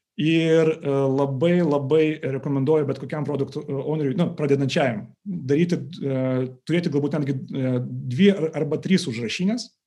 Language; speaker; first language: Lithuanian; non-native, local second language; Russian